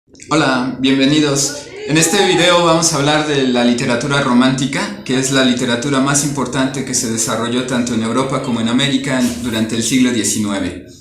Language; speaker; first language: Spanish; native; Spanish